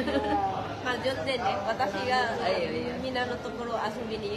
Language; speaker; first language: Japanese; non-native, learner; Vietnamese